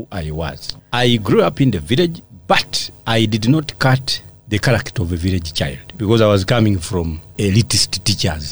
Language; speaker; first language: English; non-native, local second language; Ganda